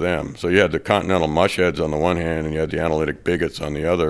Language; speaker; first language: English; native; English